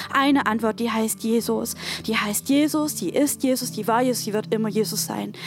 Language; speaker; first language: German; native; German